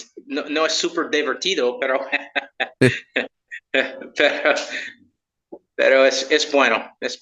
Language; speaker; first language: Spanish; non-native, learner; English